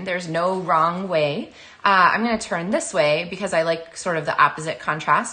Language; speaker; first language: English; native; English